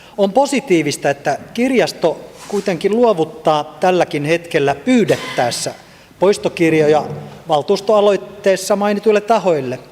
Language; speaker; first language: Finnish; native; Finnish